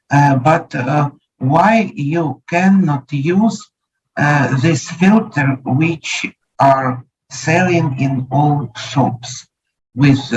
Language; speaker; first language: English; non-native, learner; Ukrainian